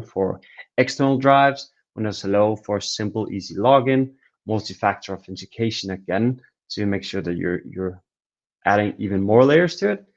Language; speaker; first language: English; non-native, fluent; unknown